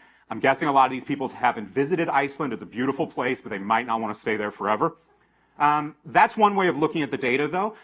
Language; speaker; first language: English; native; English